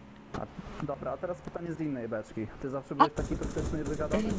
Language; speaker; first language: Polish; native; Polish